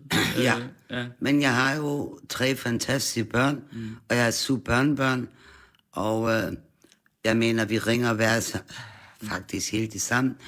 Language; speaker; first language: Danish; non-native, fluent; German